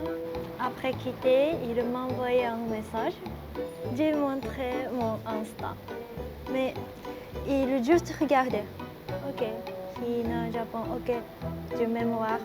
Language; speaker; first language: French; non-native, learner; Japanese